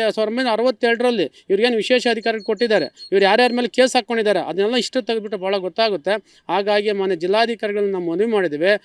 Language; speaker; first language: Kannada; native; Kannada